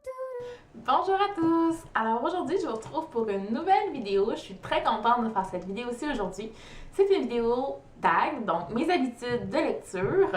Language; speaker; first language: French; native; French